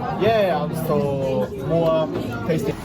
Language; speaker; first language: English; non-native, learner; Japanese